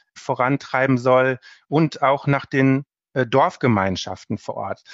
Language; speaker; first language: German; native; German